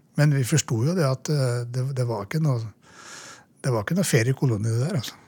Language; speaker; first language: Norwegian; native; Norwegian